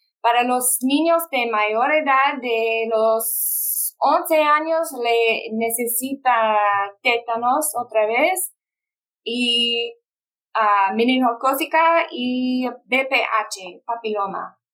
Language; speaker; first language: Spanish; non-native, fluent; English